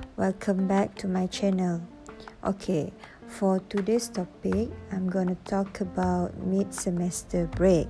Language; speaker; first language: English; non-native, local second language; Malay